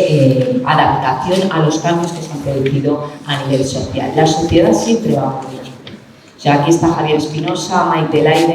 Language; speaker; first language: Spanish; native; Spanish